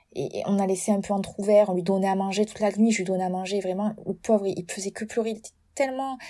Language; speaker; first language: French; native; French